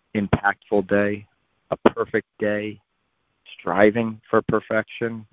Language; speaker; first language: English; native; English